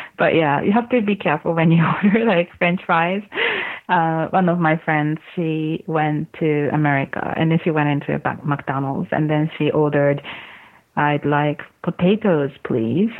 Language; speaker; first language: English; non-native, fluent; Japanese